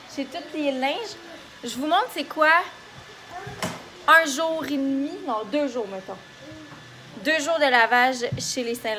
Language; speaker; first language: French; native; French